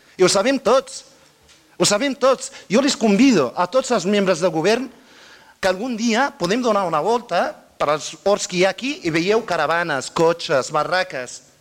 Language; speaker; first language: Catalan; non-native, fluent; Arabic